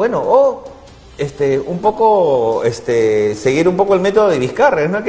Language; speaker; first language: Spanish; native; Spanish